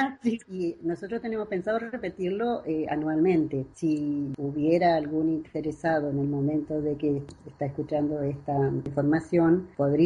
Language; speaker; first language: Spanish; native; Spanish